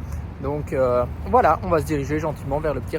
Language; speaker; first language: French; native; French